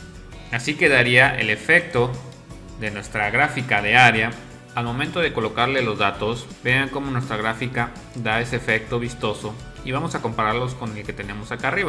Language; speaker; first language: Spanish; native; Spanish